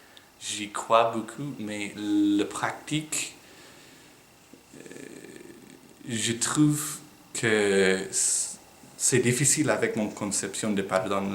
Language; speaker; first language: French; non-native, fluent; English